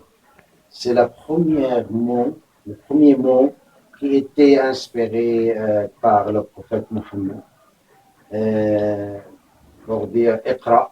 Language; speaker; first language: French; non-native, fluent; Arabic